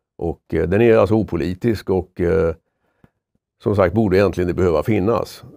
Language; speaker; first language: Swedish; native; Swedish